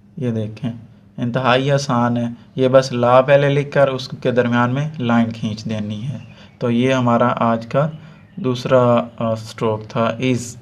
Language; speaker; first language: Urdu; non-native, local second language; Punjabi